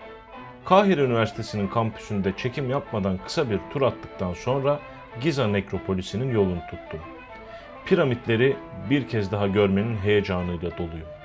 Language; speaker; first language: Turkish; native; Turkish